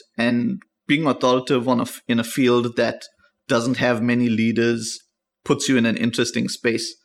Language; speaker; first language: English; native; English